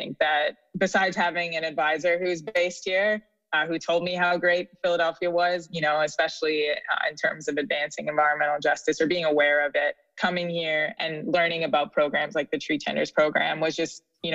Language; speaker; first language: English; native; English